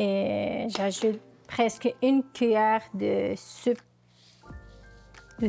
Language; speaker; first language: French; non-native, learner; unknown